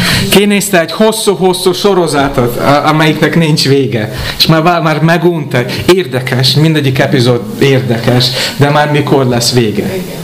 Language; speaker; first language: Hungarian; non-native, fluent; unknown